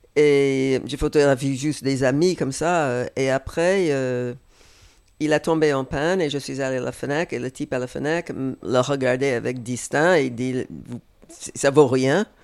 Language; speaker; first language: French; non-native, fluent; English